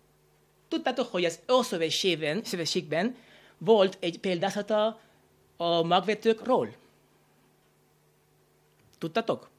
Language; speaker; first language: Hungarian; non-native, learner; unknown